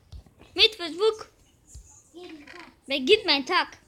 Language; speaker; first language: German; early bilingual, other home language; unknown